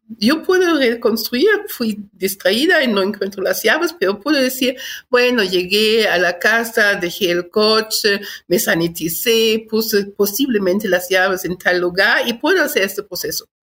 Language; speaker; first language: Spanish; non-native, fluent; German